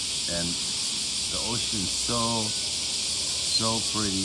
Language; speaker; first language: English; native; English